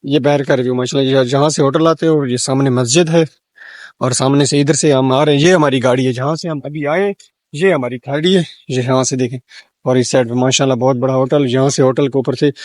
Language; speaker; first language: Urdu; non-native, local second language; Punjabi